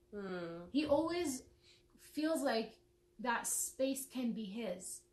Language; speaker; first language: English; non-native, fluent; Arabic